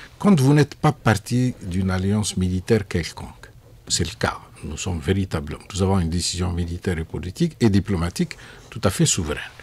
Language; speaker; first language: French; non-native, local second language; Arabic